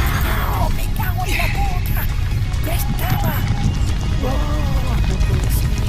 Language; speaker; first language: Spanish; native; Spanish